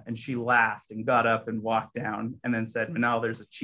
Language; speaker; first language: English; native; English